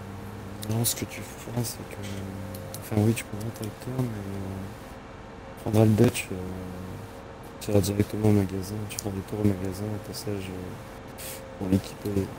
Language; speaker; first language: French; native; French